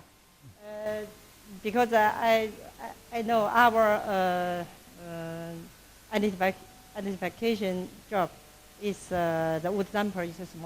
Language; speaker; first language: English; non-native, learner; Chinese